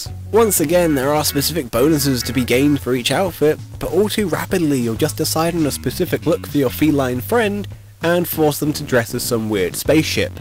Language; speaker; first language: English; native; English